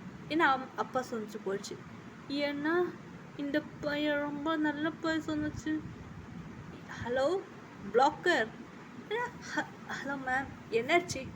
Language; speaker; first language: Tamil; non-native, learner; Malayalam